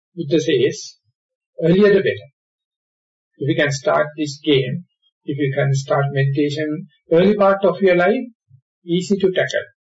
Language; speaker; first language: English; non-native, local second language; Sinhala